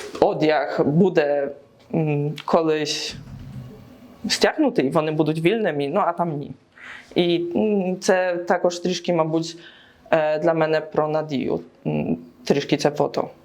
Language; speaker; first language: Polish; non-native, learner; Ukrainian